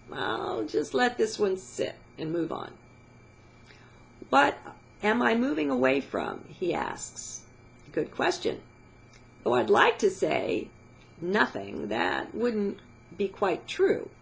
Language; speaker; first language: English; native; English